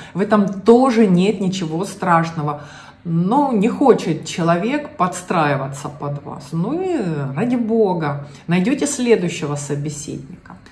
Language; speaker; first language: Russian; native; Russian